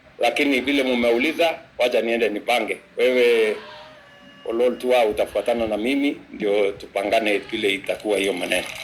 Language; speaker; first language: Swahili; non-native, local second language; Kalenjin